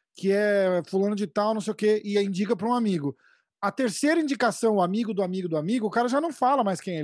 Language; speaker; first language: Portuguese; native; Portuguese